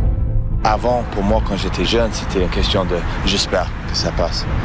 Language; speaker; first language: French; non-native, fluent; English